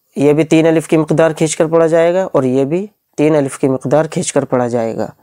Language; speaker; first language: Urdu; native; Urdu